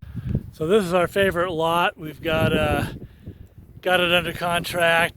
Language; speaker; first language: English; native; English